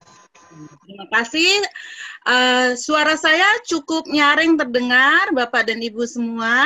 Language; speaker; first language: Indonesian; native; Indonesian